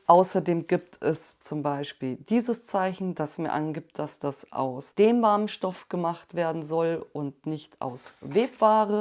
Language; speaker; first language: German; native; German